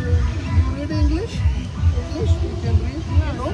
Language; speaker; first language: English; non-native, learner; Malayalam